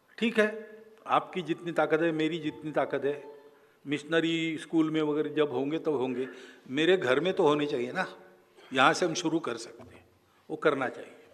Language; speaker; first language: Hindi; non-native, local second language; Marathi